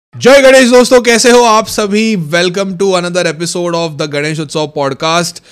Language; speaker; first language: Hindi; non-native, local second language; Marathi